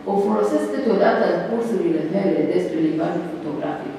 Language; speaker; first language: Romanian; early bilingual, other home language; Hebrew